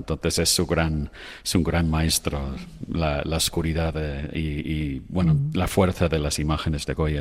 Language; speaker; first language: Spanish; non-native, fluent; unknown